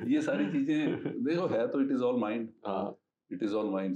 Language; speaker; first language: Hindi; native; Hindi